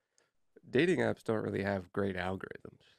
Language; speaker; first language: English; native; English